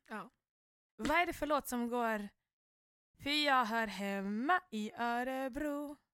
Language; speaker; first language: Swedish; early bilingual, other home language; Kinyarwanda